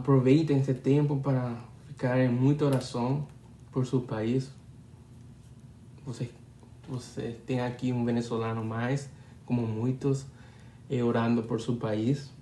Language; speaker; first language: Portuguese; non-native, learner; Spanish